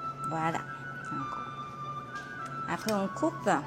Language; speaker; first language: French; non-native, fluent; Chinese